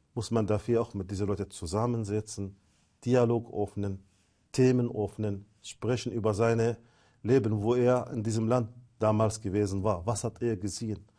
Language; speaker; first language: German; non-native, fluent; Arabic